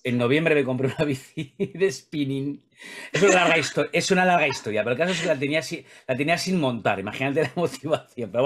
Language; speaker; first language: Spanish; native; Spanish